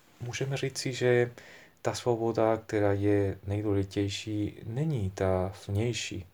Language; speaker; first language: Czech; non-native, fluent; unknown